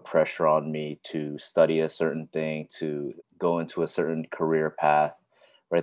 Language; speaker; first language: English; native; English